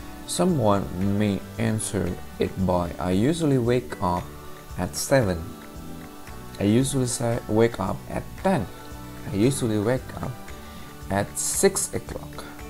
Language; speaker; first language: English; non-native, fluent; Indonesian